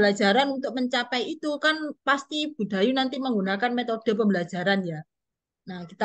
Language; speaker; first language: Indonesian; native; Indonesian